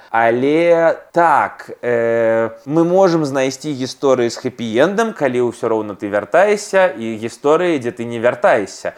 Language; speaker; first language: Belarusian; native; Belarusian